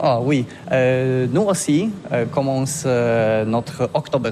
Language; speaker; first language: French; non-native, learner; Polish